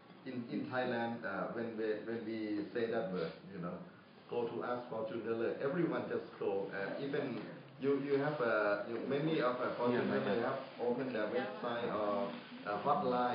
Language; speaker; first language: English; non-native, fluent; Thai